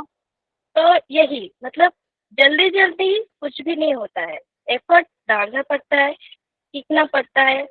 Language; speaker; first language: Hindi; non-native, local second language; Bangla